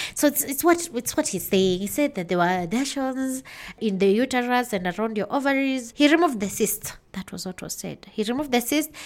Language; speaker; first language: English; non-native, local second language; Kikuyu